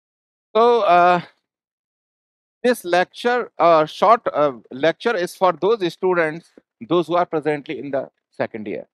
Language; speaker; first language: English; non-native, local second language; Hindi